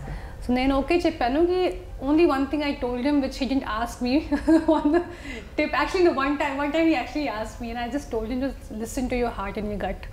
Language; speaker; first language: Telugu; non-native, local second language; Hindi